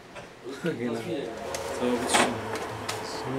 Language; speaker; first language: German; non-native, learner; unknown